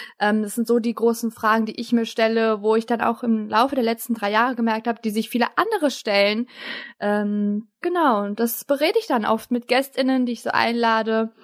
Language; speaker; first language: German; early bilingual, other home language; Turkish